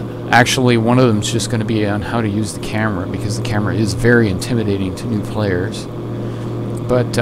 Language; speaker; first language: English; native; English